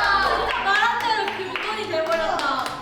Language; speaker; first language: Korean; native; Korean